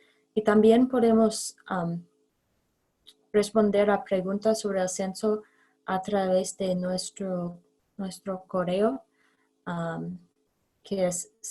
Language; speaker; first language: Spanish; non-native, fluent; English